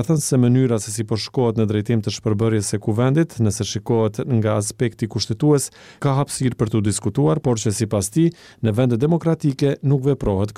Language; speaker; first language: Albanian; native; Albanian